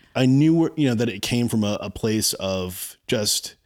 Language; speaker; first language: English; native; English